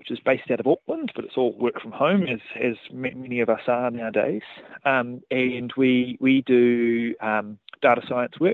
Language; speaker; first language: English; native; English